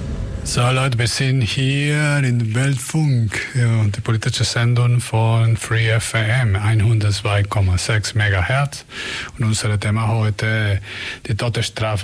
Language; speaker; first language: German; non-native, learner; Spanish